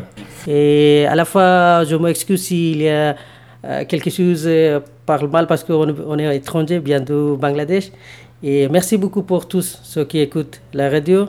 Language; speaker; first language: French; non-native, learner; Bangla